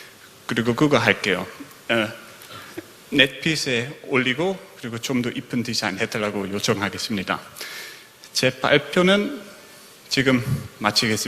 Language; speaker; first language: Korean; non-native, fluent; German